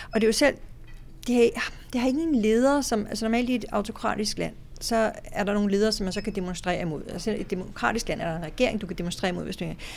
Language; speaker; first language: Danish; native; Danish